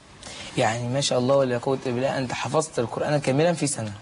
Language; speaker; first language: Arabic; native; Arabic